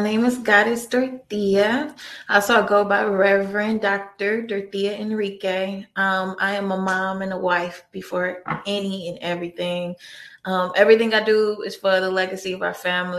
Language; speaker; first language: English; native; English